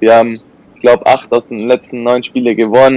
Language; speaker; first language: German; non-native, fluent; Spanish